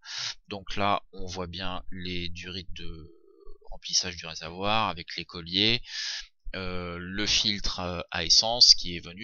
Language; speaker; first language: French; native; French